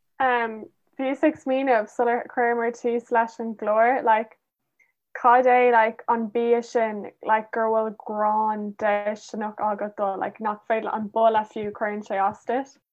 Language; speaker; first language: Irish; non-native, local second language; English